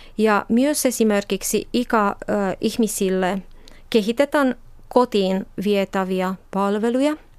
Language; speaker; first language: Finnish; non-native, fluent; Romanian